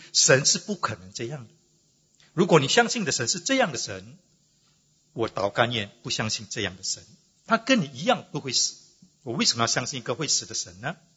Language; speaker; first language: Chinese; native; Chinese